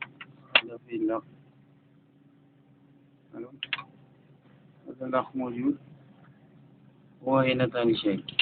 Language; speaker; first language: Arabic; non-native, learner; Filipino